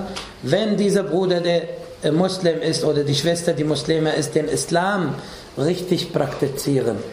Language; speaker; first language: German; non-native, fluent; Arabic